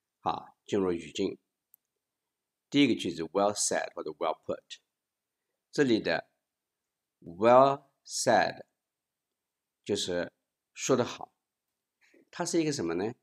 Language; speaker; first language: Chinese; native; Chinese